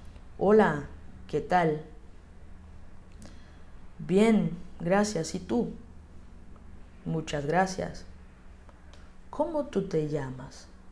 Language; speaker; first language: Spanish; non-native, fluent; Portuguese